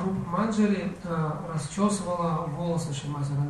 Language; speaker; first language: Russian; native; Russian